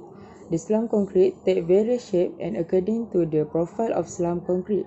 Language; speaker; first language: English; non-native, learner; Malay